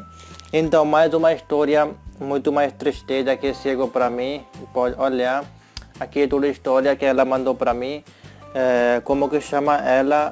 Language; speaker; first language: Portuguese; non-native, learner; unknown